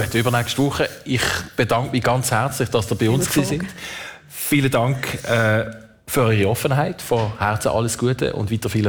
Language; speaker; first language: German; native; German